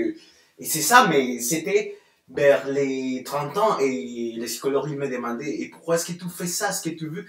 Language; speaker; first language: French; non-native, fluent; Spanish